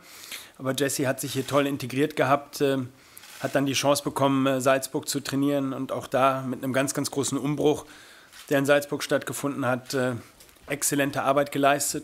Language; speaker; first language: German; native; German